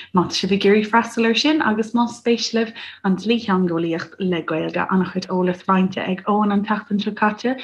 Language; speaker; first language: Irish; native; Irish